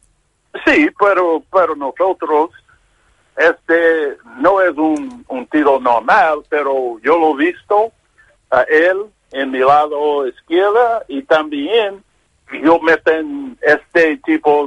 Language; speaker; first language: Spanish; non-native, learner; English